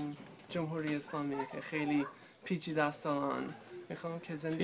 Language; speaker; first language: Persian; non-native, learner; English